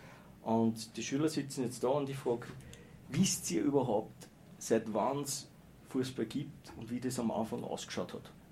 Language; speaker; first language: German; native; German